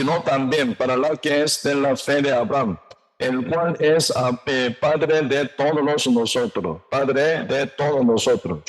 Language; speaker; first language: Spanish; non-native, learner; Korean